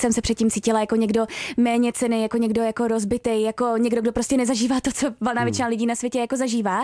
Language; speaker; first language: Czech; native; Czech